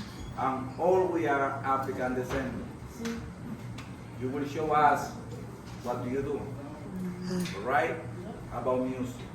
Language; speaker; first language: English; non-native, fluent; Spanish